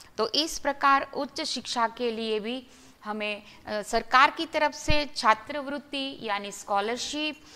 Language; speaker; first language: Hindi; non-native, local second language; Gujarati